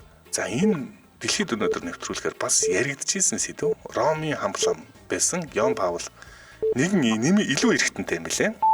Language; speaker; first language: Mongolian; native; Mongolian